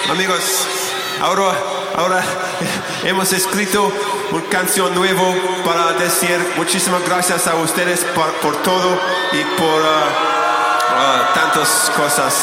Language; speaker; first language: Spanish; non-native, learner; English